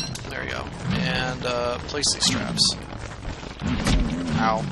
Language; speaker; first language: English; native; English